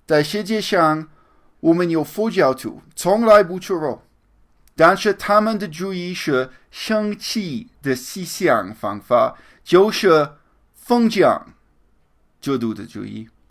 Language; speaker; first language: Chinese; non-native, learner; English